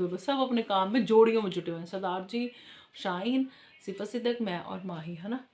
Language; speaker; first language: Hindi; non-native, local second language; Punjabi